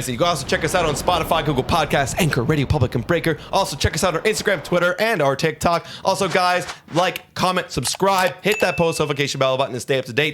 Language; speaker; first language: English; native; English